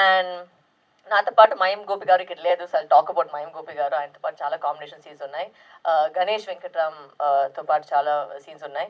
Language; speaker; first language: Telugu; non-native, local second language; Tamil